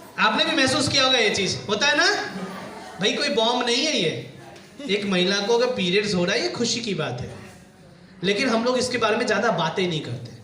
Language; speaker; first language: Hindi; native; Hindi